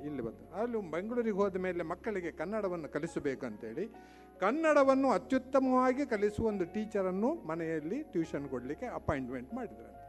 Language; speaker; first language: Kannada; non-native, local second language; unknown